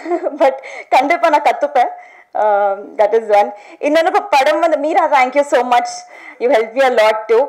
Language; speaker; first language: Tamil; non-native, learner; Telugu